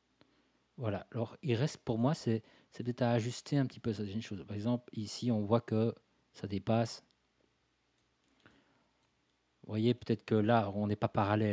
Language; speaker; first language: French; native; French